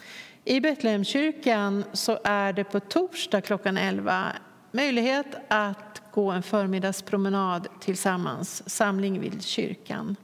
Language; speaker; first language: Swedish; native; Swedish